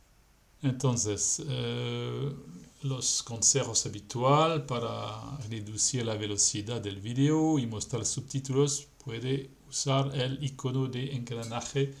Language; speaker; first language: Spanish; non-native, fluent; French